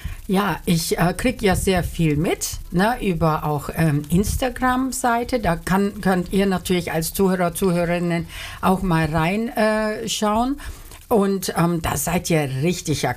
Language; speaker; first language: German; early bilingual, other home language; Turkish